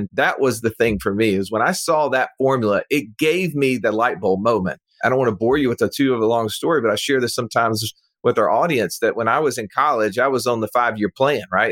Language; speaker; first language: English; native; English